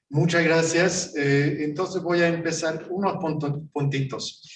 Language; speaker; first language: Spanish; non-native, fluent; Swedish